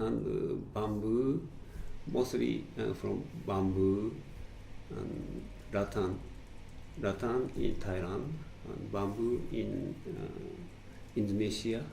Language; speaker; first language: English; non-native, fluent; Japanese